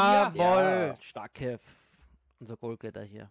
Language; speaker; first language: German; native; German